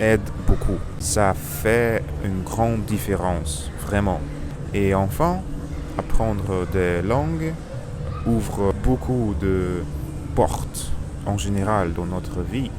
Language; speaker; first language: French; non-native, learner; Russian